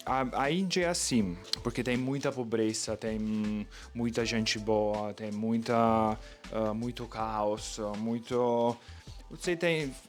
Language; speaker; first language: Portuguese; non-native, fluent; Italian